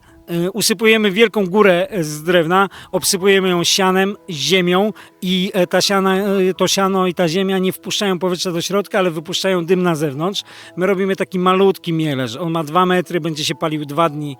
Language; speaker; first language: Polish; native; Polish